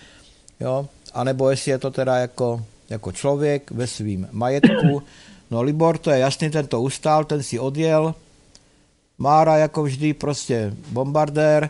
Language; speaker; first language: Czech; native; Czech